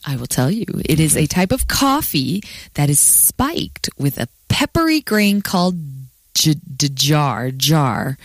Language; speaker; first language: English; native; English